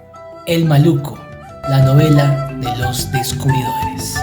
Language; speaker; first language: Spanish; native; Spanish